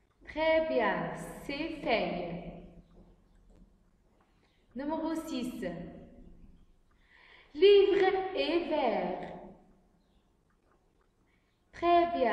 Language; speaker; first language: French; non-native, fluent; Arabic